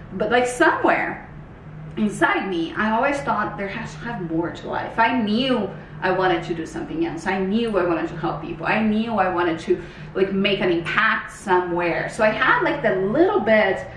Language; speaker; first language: English; non-native, fluent; Portuguese